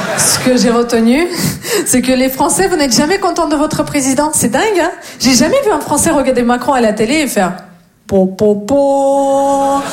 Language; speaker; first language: French; non-native, fluent; Russian